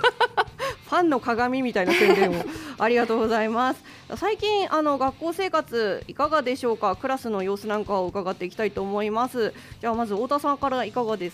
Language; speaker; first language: Japanese; native; Japanese